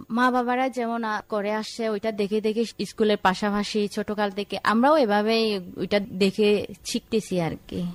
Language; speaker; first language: Bangla; non-native, local second language; Chakma